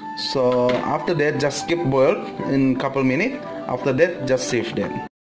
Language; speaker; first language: English; non-native, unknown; Indonesian